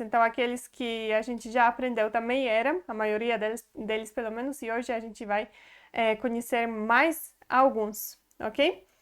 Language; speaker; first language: Portuguese; non-native, fluent; Polish